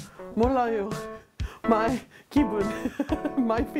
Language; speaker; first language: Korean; non-native, learner; English